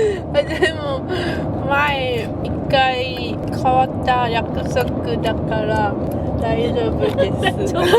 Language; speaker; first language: Japanese; non-native, learner; Korean